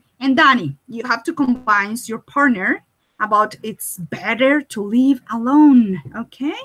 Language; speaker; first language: English; non-native, fluent; Spanish